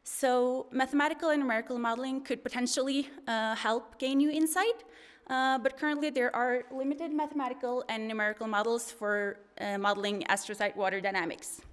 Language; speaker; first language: English; non-native, fluent; Norwegian